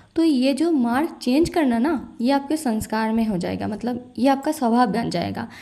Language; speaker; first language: Hindi; non-native, local second language; Bangla